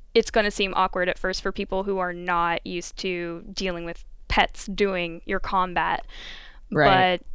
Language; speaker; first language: English; native; English